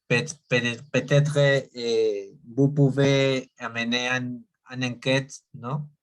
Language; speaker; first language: French; non-native, learner; Spanish